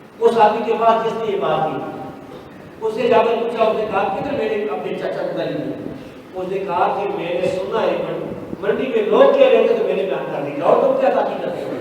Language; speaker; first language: Urdu; non-native, local second language; Pashto